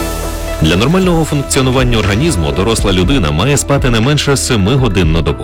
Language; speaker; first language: Ukrainian; native; Ukrainian